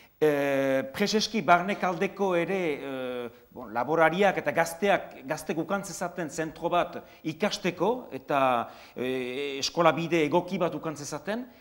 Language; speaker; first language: Basque; native; Basque